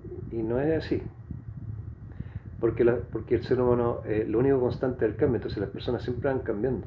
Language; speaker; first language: Spanish; native; Spanish